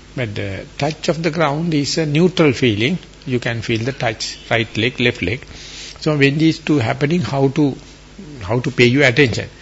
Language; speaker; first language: English; non-native, local second language; Sinhala